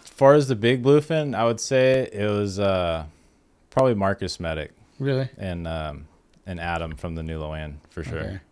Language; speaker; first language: English; native; English